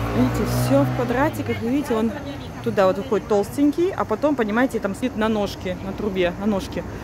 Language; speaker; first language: Russian; native; Russian